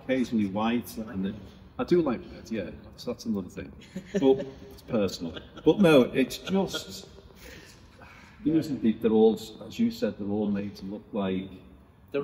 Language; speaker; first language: English; native; English